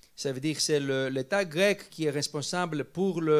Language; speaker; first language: French; non-native, fluent; Greek